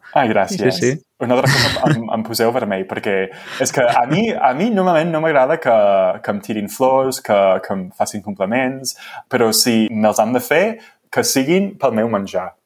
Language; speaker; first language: Catalan; non-native, fluent; English